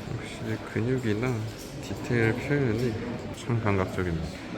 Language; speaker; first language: Korean; native; Korean